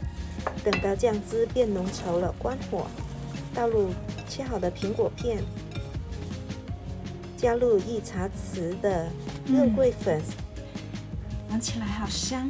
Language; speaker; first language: Chinese; native; Chinese